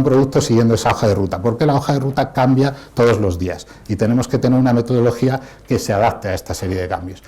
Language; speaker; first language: Spanish; native; Spanish